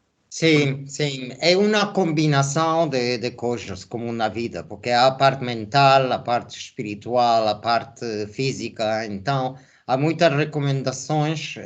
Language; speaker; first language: Portuguese; non-native, fluent; Spanish